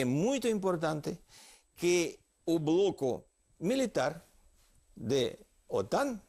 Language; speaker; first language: Portuguese; non-native, fluent; Russian